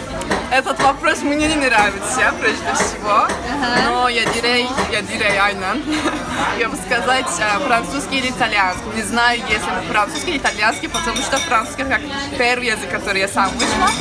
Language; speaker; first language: Russian; non-native, learner; Turkish